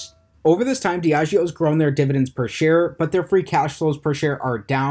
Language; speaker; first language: English; native; English